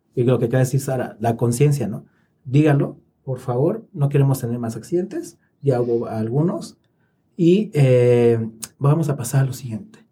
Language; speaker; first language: Spanish; native; Spanish